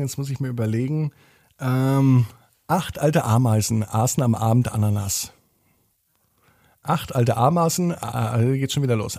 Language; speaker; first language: German; native; German